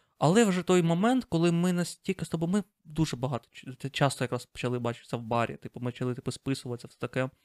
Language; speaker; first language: Ukrainian; non-native, local second language; Russian